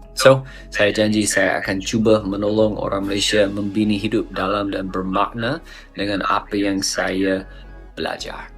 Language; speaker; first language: Malay; non-native, fluent; English